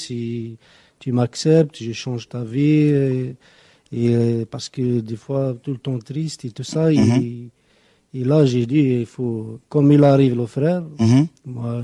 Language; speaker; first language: French; non-native, local second language; Kabyle